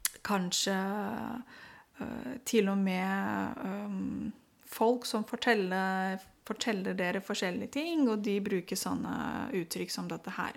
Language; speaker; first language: Norwegian; non-native, fluent; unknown